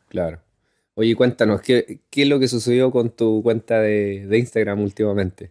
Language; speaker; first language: Spanish; native; Spanish